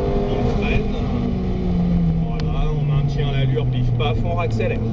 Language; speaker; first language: French; native; French